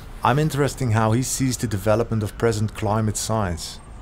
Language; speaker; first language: English; non-native, fluent; Dutch